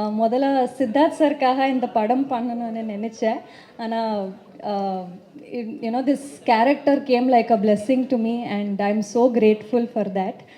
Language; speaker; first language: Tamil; non-native, learner; Kannada